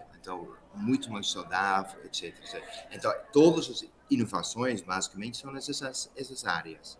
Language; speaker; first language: Portuguese; non-native, fluent; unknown